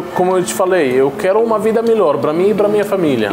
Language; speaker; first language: Portuguese; non-native, learner; Arabic